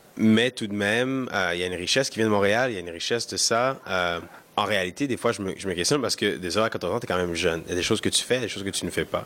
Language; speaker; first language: French; early bilingual, other home language; Kinyarwanda